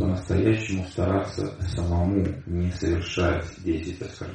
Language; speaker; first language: Russian; native; Russian